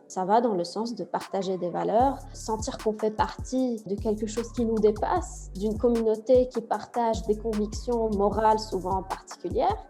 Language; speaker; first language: French; non-native, local second language; Arabic